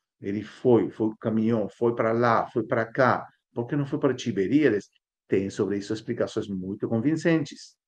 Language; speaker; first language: Portuguese; non-native, fluent; Spanish